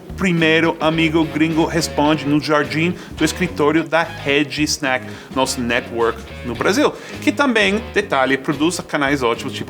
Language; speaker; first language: Portuguese; non-native, fluent; English